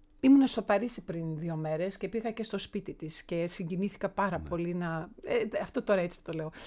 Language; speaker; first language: Greek; early bilingual, heritage; Greek